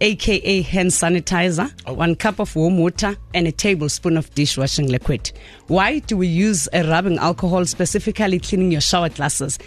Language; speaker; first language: English; non-native, local second language; Zulu